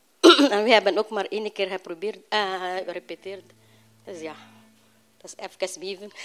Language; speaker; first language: Dutch; non-native, learner; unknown